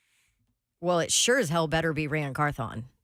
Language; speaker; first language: English; native; English